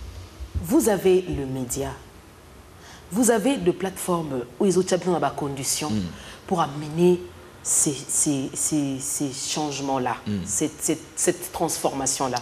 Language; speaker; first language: French; non-native, local second language; Lingala